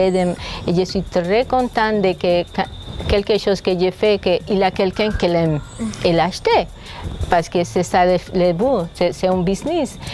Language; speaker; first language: French; non-native, fluent; Spanish